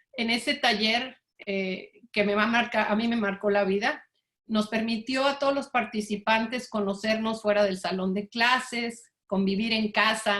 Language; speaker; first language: Spanish; native; Spanish